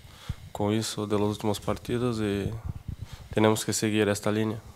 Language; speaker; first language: Spanish; non-native, fluent; Portuguese